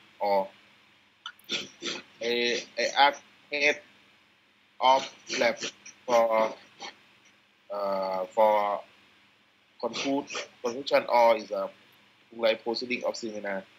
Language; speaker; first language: English; non-native, learner; Thai